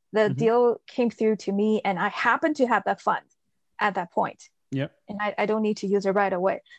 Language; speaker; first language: English; early bilingual, other home language; Chinese